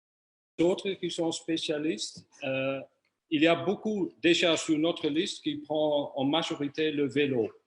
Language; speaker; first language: French; non-native, fluent; Dutch